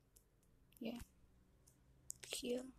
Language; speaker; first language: English; non-native, learner; Spanish